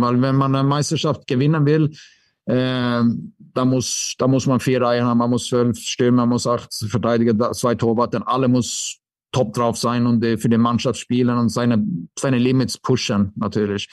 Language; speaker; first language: German; non-native, fluent; Swedish